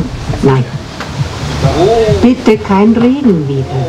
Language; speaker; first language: German; non-native, fluent; Spanish